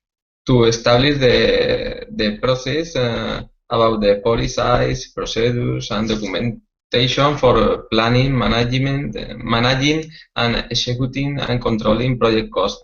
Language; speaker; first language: English; non-native, learner; Spanish